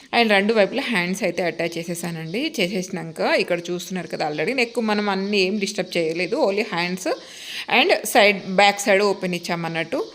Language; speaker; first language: Telugu; native; Telugu